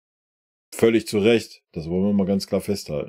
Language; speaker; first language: German; native; German